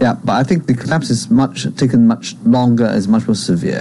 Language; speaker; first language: English; non-native, local second language; Cantonese